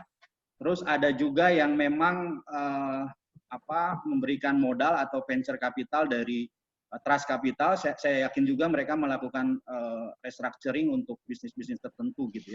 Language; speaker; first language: Indonesian; native; Indonesian